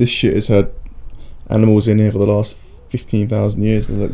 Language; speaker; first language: English; native; English